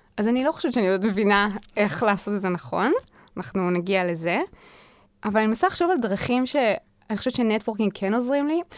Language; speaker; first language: Hebrew; native; Hebrew